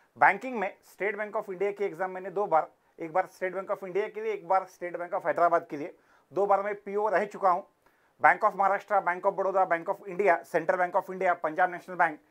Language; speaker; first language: Hindi; non-native, local second language; Marathi